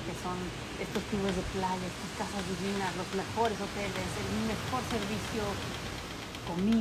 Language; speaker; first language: Spanish; early bilingual, other home language; Polish